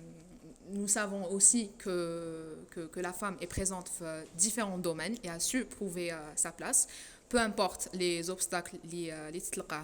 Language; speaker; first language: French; non-native, local second language; Arabic